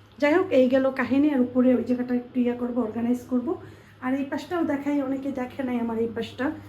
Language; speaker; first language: Bangla; native; Bangla